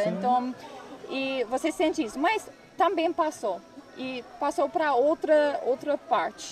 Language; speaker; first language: Portuguese; non-native, learner; English